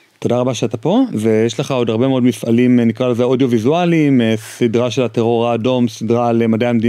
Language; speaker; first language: Hebrew; native; Hebrew